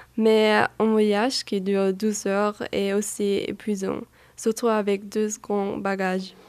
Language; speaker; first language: French; non-native, learner; German